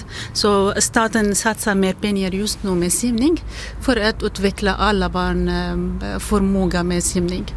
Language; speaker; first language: Swedish; non-native, learner; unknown